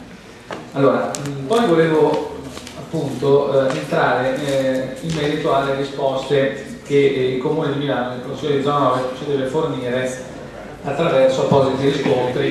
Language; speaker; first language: Italian; native; Italian